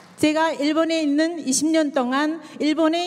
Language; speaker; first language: Korean; native; Korean